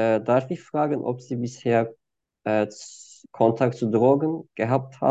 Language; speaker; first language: German; non-native, fluent; Turkish